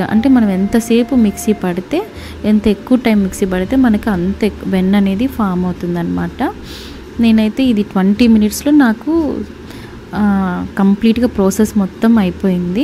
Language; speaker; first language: Telugu; native; Telugu